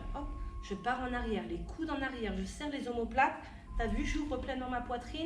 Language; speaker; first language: French; native; French